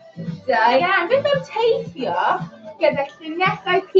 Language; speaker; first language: Welsh; non-native, local second language; English